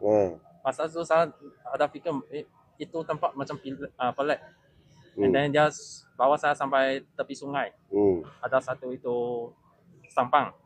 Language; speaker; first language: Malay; non-native, local second language; Chinese